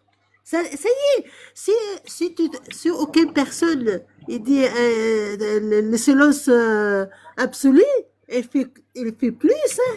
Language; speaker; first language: French; non-native, local second language; Arabic